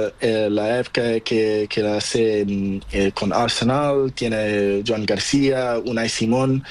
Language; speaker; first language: Spanish; non-native, learner; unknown